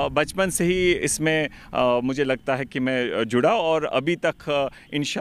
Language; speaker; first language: Hindi; non-native, local second language; Kashmiri